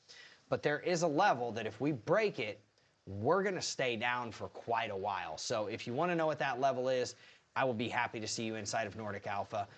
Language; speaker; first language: English; native; English